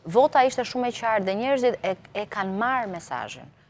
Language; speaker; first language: Albanian; native; Albanian